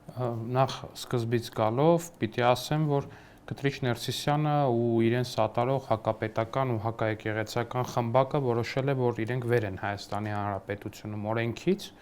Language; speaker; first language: Armenian; native; Armenian